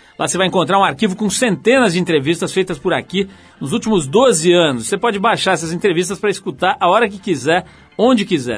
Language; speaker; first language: Portuguese; native; Portuguese